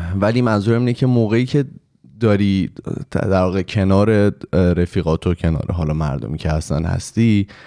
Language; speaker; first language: Persian; native; Persian